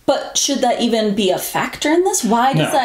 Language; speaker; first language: English; native; English